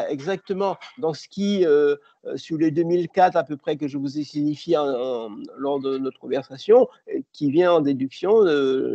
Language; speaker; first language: French; native; French